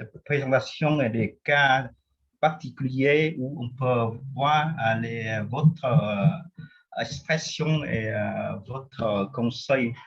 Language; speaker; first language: French; non-native, fluent; Vietnamese